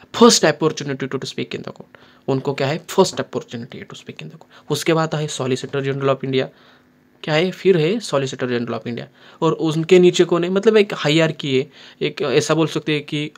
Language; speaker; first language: Hindi; non-native, local second language; Marathi